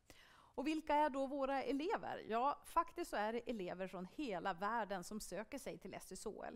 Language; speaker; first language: Swedish; native; Swedish